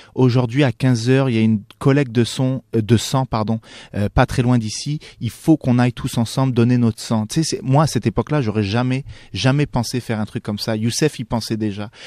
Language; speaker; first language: French; non-native, local second language; Arabic